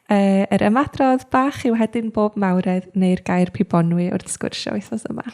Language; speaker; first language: Welsh; native; Welsh